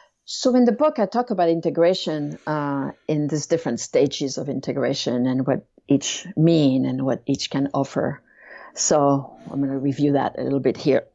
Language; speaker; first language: English; non-native, fluent; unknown